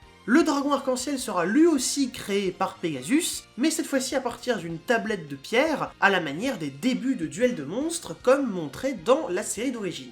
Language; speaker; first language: French; native; French